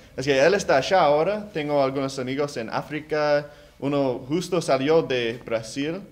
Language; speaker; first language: Spanish; non-native, learner; English